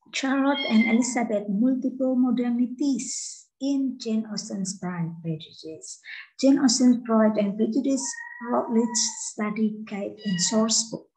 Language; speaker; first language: English; non-native, fluent; Indonesian